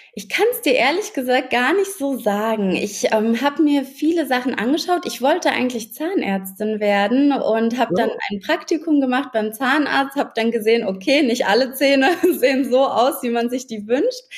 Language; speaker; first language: German; native; German